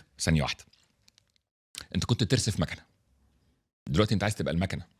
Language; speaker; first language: Arabic; native; Arabic